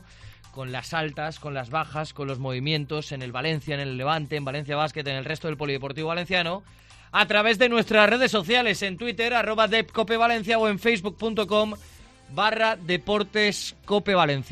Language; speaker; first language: Spanish; native; Spanish